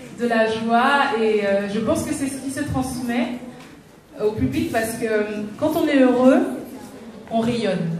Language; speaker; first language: French; native; French